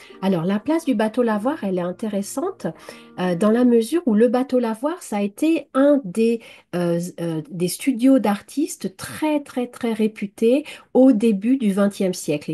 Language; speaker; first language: French; native; French